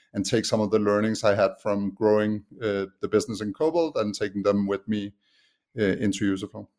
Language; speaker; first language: English; non-native, fluent; Danish